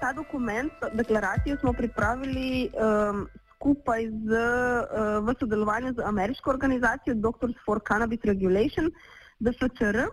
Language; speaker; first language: Slovenian; native; Slovenian